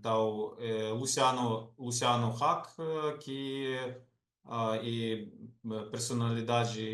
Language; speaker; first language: Portuguese; non-native, fluent; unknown